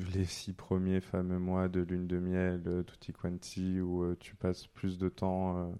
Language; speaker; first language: French; native; French